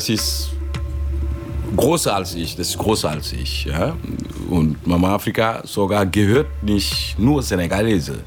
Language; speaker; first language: German; non-native, fluent; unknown